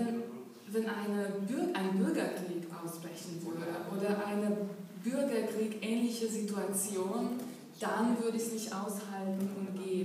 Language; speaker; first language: German; non-native, fluent; Hungarian